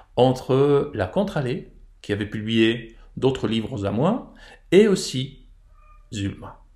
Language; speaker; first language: French; non-native, fluent; Spanish